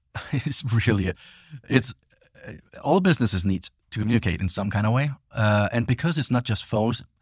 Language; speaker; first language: English; non-native, fluent; Danish